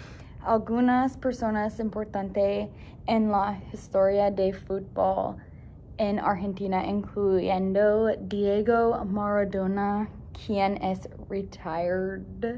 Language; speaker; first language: Spanish; non-native, learner; English